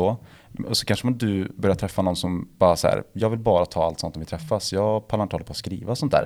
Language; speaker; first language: Swedish; native; Swedish